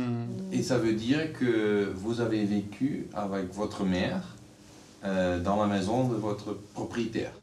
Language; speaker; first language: French; non-native, learner; Dutch